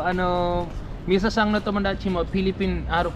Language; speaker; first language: Japanese; non-native, learner; Filipino